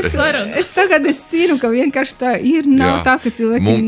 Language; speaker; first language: Latvian; non-native, learner; Romanian